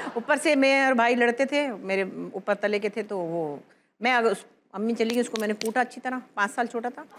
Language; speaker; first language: Urdu; native; Urdu